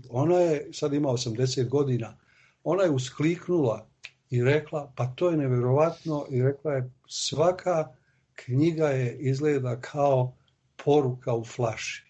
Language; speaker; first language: Serbian; native; Serbian